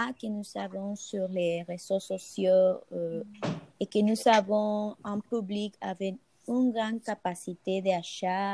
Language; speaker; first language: French; non-native, fluent; Spanish